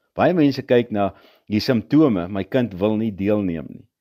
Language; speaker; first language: Afrikaans; native; Afrikaans